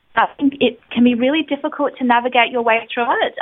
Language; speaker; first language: English; native; English